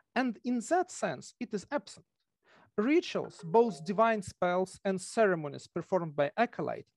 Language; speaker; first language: English; non-native, fluent; Russian